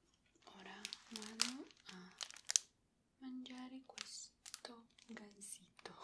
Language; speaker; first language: Italian; non-native, learner; Spanish